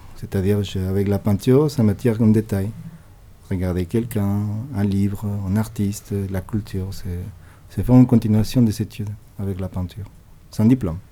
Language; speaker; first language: French; non-native, fluent; Spanish